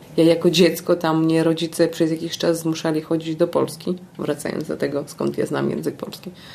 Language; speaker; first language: Polish; non-native, fluent; Russian